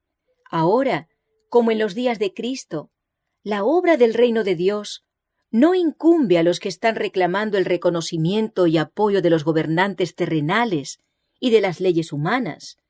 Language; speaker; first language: Spanish; native; Spanish